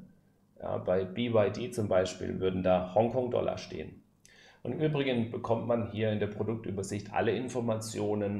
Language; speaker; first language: German; native; German